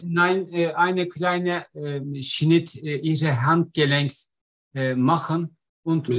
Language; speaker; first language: German; non-native, learner; Turkish